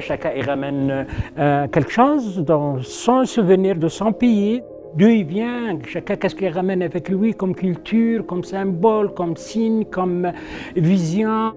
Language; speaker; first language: French; non-native, local second language; Arabic